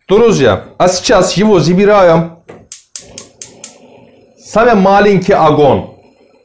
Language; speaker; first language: Russian; non-native, learner; Turkish